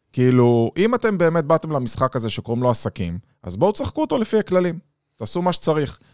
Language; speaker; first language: Hebrew; native; Hebrew